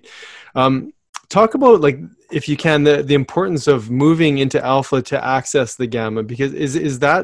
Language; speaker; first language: English; native; English